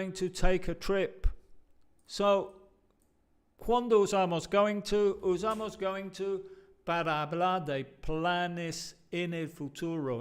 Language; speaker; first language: Spanish; non-native, fluent; English